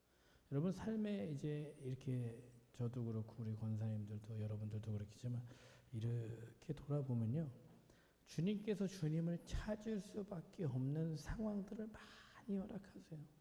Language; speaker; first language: Korean; native; Korean